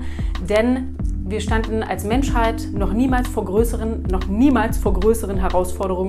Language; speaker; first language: German; native; German